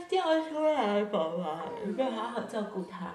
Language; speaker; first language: Chinese; native; Chinese